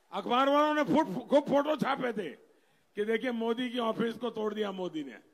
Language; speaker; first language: Hindi; non-native, local second language; Gujarati